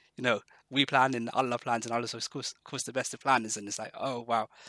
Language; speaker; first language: English; native; English